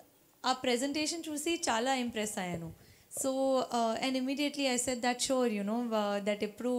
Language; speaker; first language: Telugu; non-native, learner; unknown